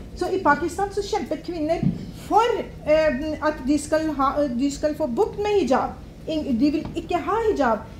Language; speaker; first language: Norwegian; non-native, fluent; Urdu